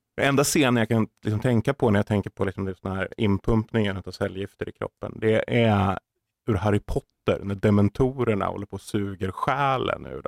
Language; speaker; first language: Swedish; native; Swedish